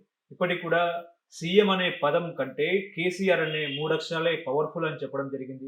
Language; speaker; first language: Telugu; native; Telugu